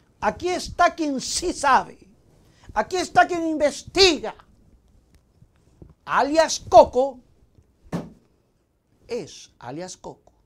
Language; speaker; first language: Spanish; native; Spanish